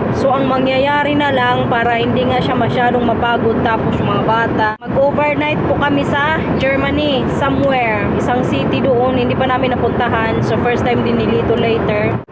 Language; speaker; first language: Filipino; non-native, local second language; Waray